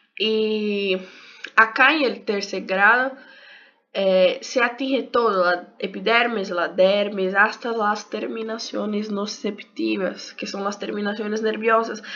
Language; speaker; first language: Spanish; non-native, learner; Portuguese